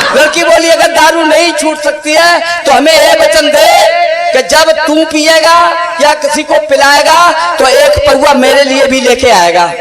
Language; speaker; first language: Hindi; native; Hindi